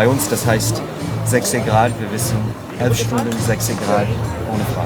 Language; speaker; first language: German; non-native, learner; French